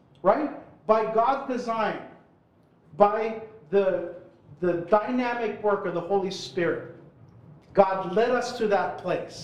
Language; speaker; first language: English; non-native, local second language; Filipino